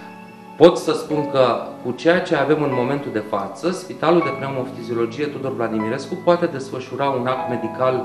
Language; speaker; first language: Romanian; native; Romanian